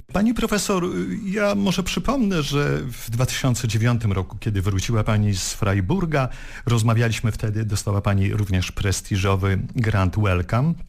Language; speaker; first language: Polish; native; Polish